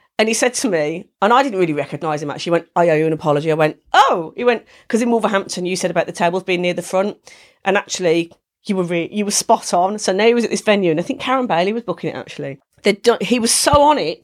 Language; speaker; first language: English; native; English